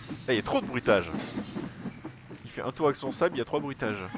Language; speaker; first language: French; native; French